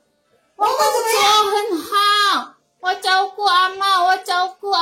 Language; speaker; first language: Chinese; non-native, learner; Indonesian